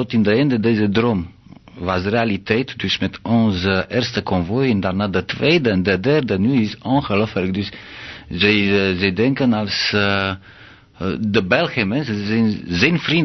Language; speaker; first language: Dutch; non-native, learner; Romanian